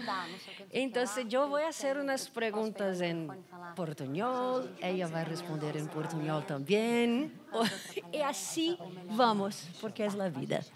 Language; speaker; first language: Spanish; non-native, learner; Portuguese